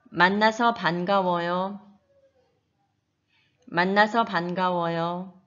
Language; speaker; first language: Korean; non-native, fluent; Malagasy